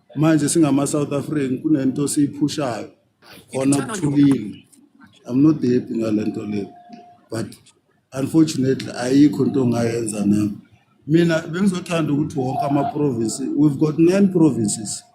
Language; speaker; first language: Zulu; non-native, local second language; Tsonga